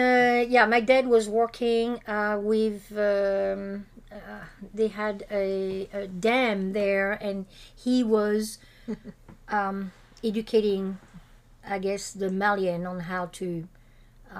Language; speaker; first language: English; non-native, fluent; French